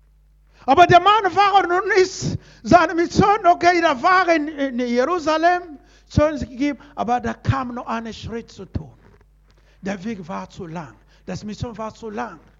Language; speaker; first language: German; non-native, learner; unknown